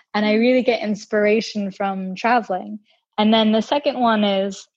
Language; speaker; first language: English; native; English